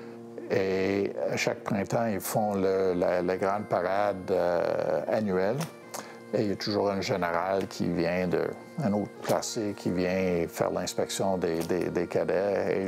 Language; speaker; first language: French; non-native, local second language; English